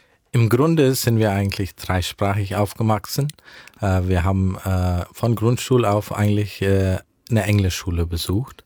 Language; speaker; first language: German; early bilingual, heritage; German